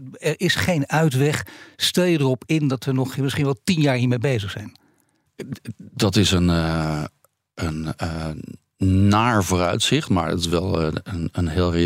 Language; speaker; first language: Dutch; native; Dutch